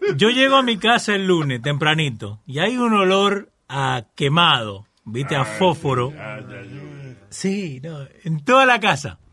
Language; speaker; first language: Spanish; native; Spanish